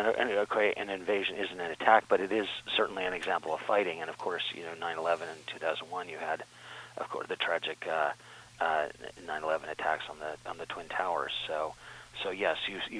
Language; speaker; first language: English; native; English